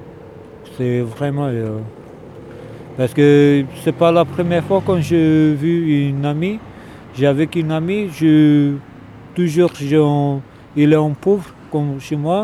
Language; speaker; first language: French; non-native, learner; Romanian